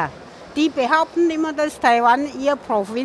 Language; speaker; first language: German; non-native, fluent; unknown